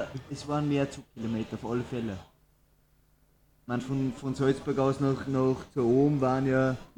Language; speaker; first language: German; native; German